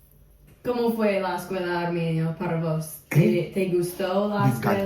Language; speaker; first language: Spanish; non-native, fluent; English